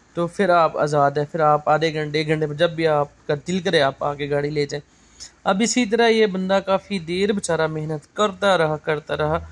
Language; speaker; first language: Urdu; non-native, local second language; Punjabi